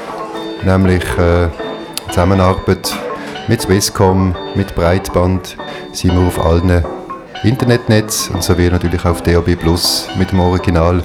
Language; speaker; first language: German; native; German